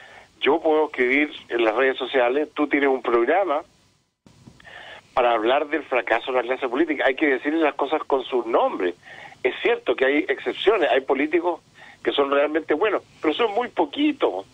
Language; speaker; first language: Spanish; native; Spanish